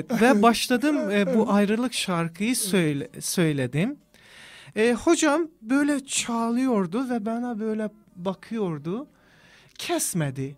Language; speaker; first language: Turkish; non-native, fluent; Persian